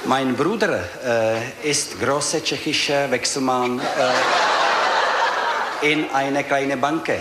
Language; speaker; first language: German; non-native, learner; Czech